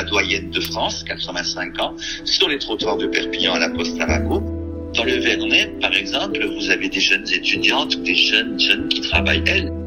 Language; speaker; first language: French; native; French